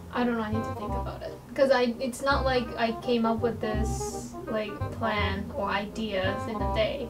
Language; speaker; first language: English; non-native, fluent; Japanese